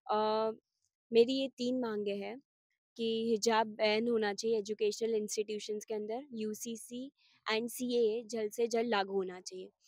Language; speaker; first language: Hindi; non-native, local second language; Gujarati